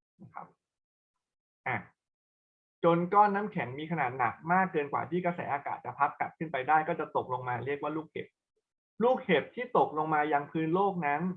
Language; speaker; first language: Thai; native; Thai